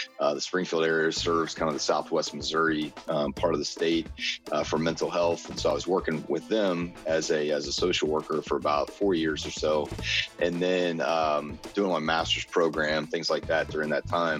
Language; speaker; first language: English; native; English